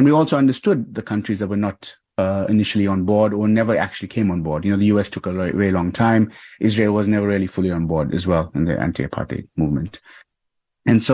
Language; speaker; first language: English; native; English